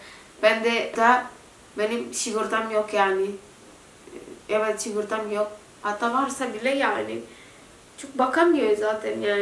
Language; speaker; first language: Turkish; non-native, learner; Indonesian